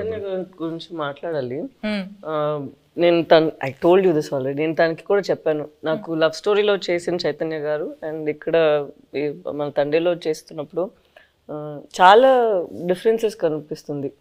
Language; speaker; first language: Telugu; non-native, fluent; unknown